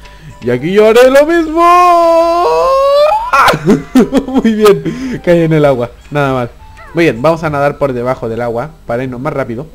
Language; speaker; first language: Spanish; native; Spanish